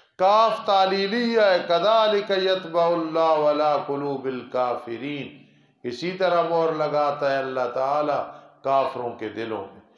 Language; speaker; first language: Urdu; non-native, local second language; Punjabi